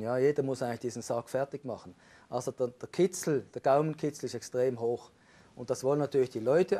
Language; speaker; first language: German; native; German